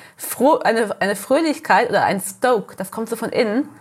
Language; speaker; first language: German; early bilingual, heritage; Portuguese